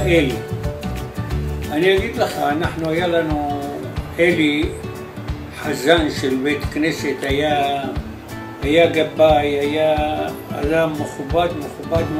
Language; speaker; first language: Hebrew; non-native, fluent; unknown